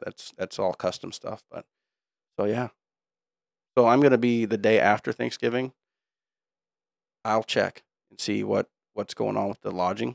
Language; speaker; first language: English; native; English